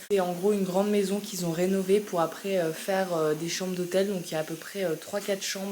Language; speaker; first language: French; native; French